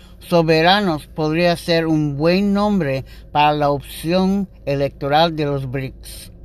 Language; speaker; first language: Spanish; non-native, learner; English